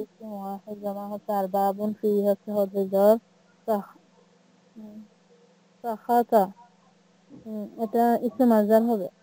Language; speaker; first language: Arabic; non-native, learner; Bangla